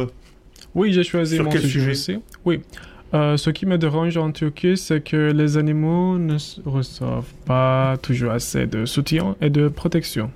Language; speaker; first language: French; non-native, learner; Turkish